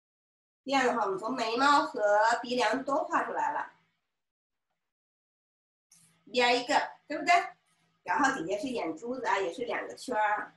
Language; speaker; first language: Chinese; native; Chinese